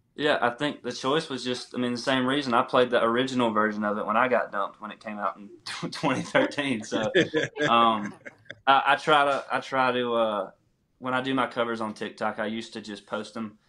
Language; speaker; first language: English; native; English